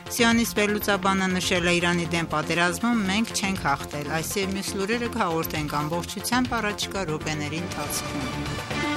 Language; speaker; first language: Armenian; native; Armenian